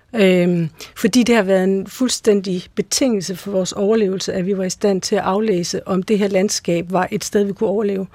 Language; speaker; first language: Danish; native; Danish